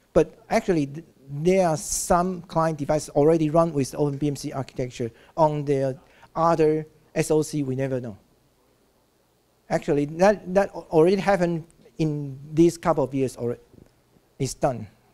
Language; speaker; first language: English; non-native, fluent; Chinese